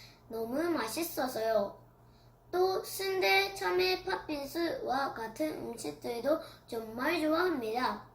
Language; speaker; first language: Korean; early bilingual, heritage; Korean